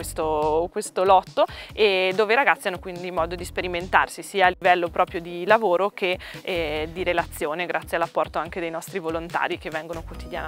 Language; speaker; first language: Italian; native; Italian